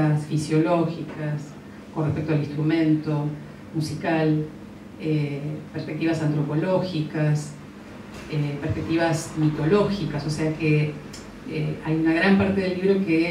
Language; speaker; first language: Spanish; native; Spanish